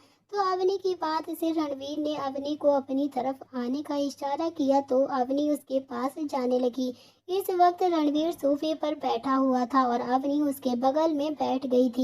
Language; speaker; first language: Hindi; native; Hindi